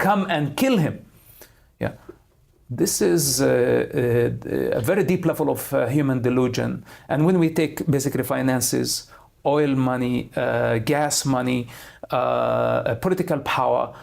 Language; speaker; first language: English; non-native, fluent; Arabic